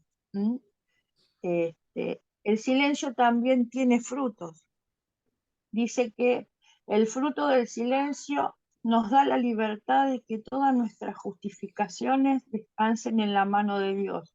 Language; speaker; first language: Spanish; native; Spanish